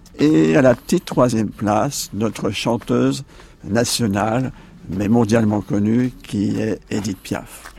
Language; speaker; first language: French; native; French